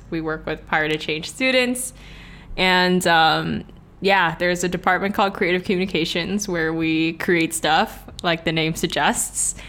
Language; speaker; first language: English; non-native, local second language; Cantonese